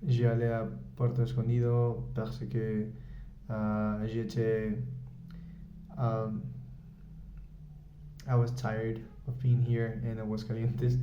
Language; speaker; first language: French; non-native, learner; Spanish